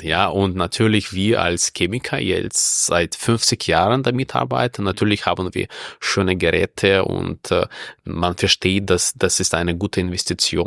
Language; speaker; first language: German; non-native, fluent; Russian